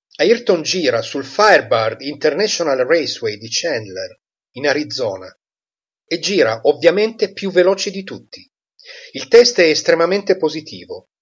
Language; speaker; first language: Italian; native; Italian